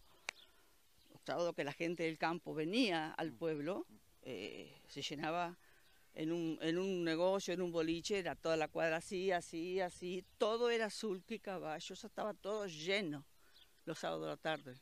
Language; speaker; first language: Spanish; native; Spanish